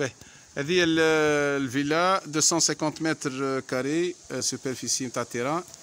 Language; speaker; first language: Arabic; native; Arabic